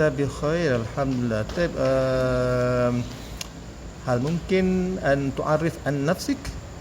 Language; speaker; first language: Arabic; non-native, fluent; Malay